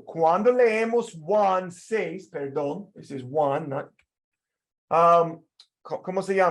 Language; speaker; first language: Spanish; non-native, fluent; English